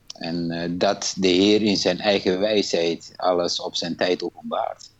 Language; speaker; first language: Dutch; non-native, fluent; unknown